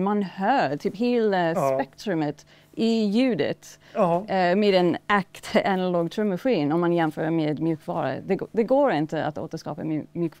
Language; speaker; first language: Swedish; non-native, fluent; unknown